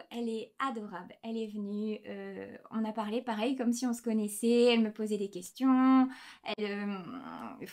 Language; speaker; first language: French; native; French